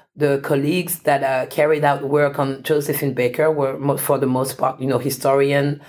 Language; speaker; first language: English; non-native, fluent; French